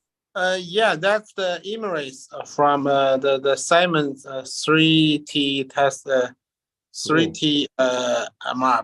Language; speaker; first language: English; non-native, learner; Chinese